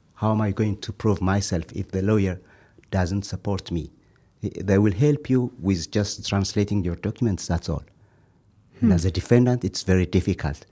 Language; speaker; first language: English; non-native, fluent; Amharic